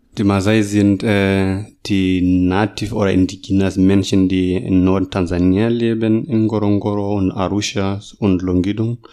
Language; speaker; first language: German; non-native, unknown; Swahili